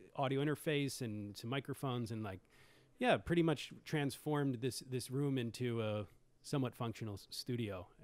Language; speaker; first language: English; native; English